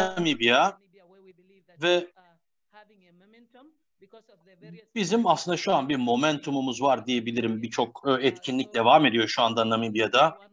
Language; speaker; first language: Turkish; native; Turkish